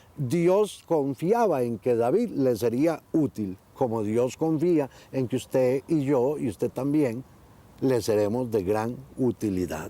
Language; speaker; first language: Spanish; native; Spanish